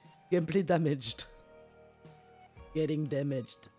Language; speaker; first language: English; non-native, learner; French